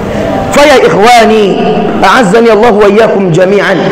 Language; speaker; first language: Arabic; non-native, fluent; Indonesian